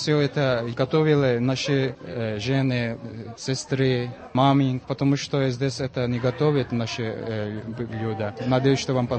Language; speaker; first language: Russian; non-native, fluent; Azerbaijani